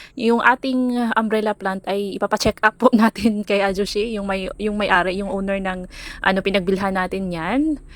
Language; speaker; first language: Filipino; non-native, local second language; Cebuano